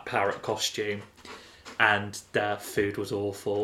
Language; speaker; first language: English; native; English